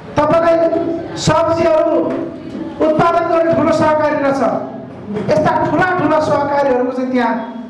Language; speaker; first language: Nepali; native; Nepali